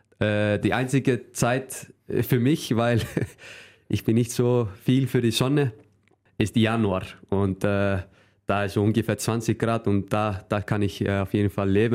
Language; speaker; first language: German; non-native, fluent; Icelandic